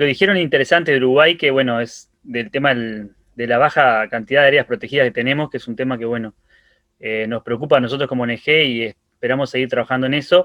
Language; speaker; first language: Spanish; native; Spanish